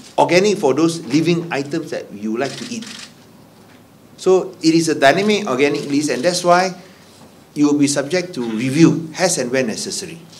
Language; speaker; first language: English; non-native, local second language; Min Nan Chinese